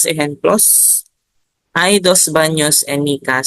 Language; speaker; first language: Spanish; non-native, learner; Filipino